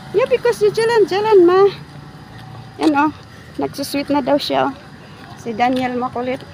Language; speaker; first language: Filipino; non-native, local second language; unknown